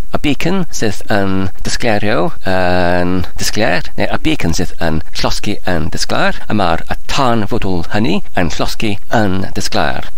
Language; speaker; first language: Welsh; non-native, learner; English